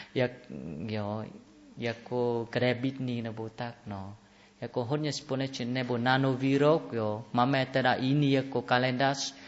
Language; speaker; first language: Czech; non-native, learner; Vietnamese